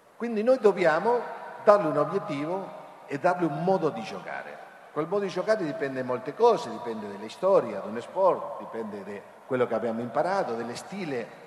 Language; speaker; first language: Italian; non-native, fluent; Spanish